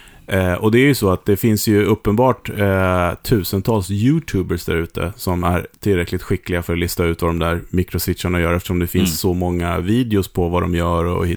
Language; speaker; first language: Swedish; native; Swedish